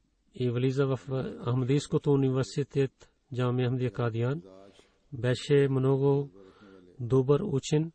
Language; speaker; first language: Bulgarian; non-native, fluent; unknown